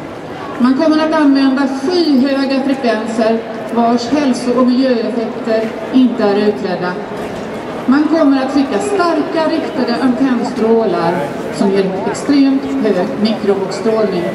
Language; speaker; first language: Swedish; native; Swedish